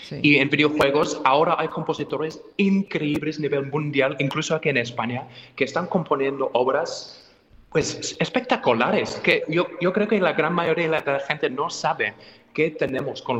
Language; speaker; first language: Spanish; non-native, fluent; English